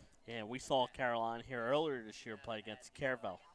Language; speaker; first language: English; native; English